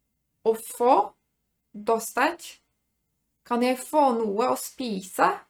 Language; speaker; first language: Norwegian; non-native, fluent; Polish